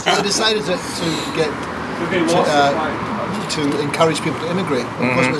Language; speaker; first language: English; native; English